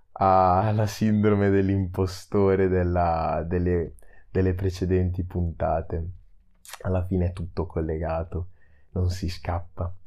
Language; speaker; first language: Italian; early bilingual, other home language; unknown